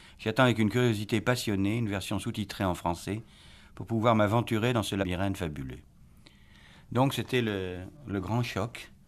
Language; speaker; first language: French; native; French